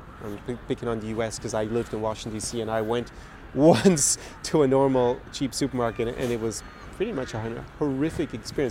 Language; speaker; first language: English; native; English